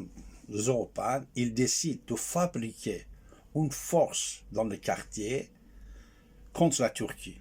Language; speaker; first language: French; non-native, fluent; Persian